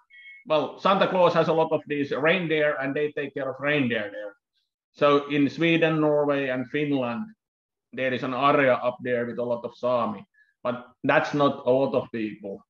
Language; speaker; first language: English; non-native, fluent; Finnish